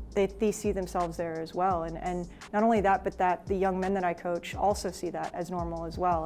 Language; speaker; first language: English; native; English